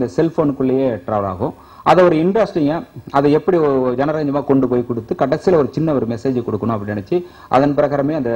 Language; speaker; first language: Tamil; native; Tamil